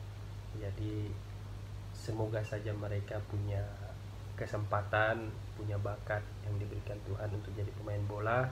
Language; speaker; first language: Indonesian; non-native, local second language; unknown